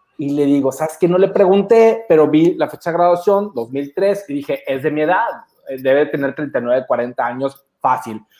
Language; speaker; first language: Spanish; native; Spanish